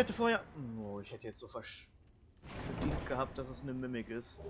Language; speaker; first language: German; native; German